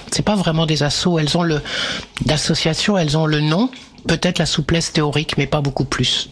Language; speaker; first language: French; native; French